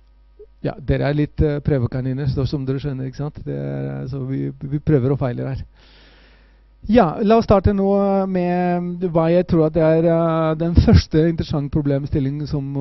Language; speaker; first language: Norwegian; non-native, fluent; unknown